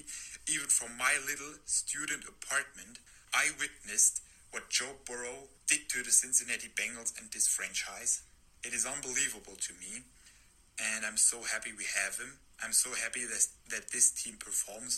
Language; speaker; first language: English; non-native, fluent; German